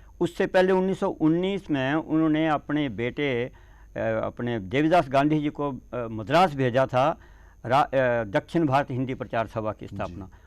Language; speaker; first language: Hindi; non-native, local second language; Dogri